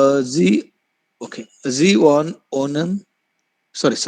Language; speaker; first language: German; non-native, learner; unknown